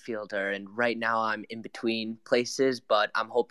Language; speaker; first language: English; native; English